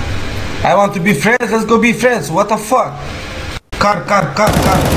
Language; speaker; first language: English; non-native, fluent; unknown